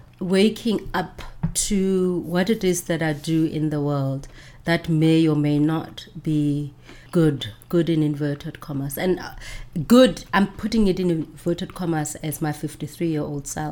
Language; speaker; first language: English; non-native, local second language; Northern Sotho